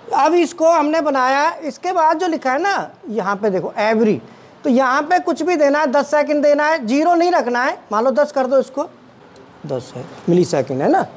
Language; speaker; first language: Hindi; native; Hindi